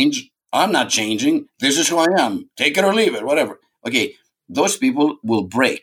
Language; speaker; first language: English; non-native, fluent; Greek